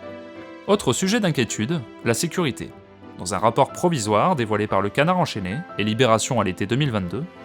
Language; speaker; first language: French; native; French